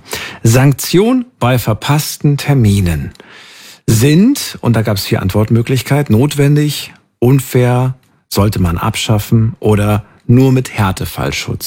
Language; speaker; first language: German; native; German